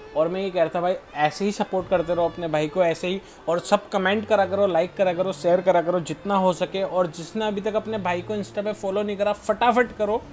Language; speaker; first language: Hindi; native; Hindi